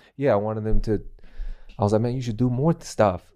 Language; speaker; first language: English; non-native, fluent; Chinese